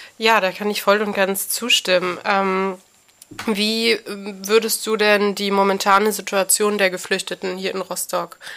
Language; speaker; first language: German; native; German